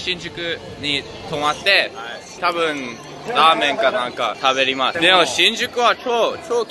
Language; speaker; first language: Japanese; early bilingual, heritage; English